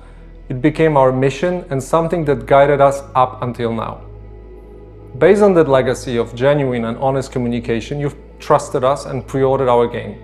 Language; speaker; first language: English; non-native, fluent; Polish